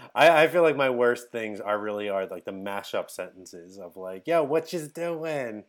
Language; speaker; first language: English; native; English